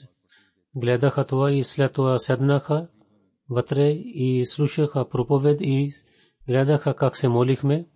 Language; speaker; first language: Bulgarian; non-native, fluent; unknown